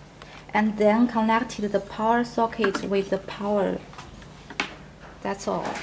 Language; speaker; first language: English; non-native, learner; Chinese